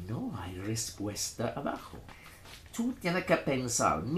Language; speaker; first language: Spanish; non-native, fluent; English